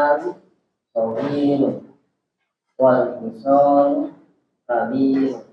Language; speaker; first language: Arabic; non-native, learner; Indonesian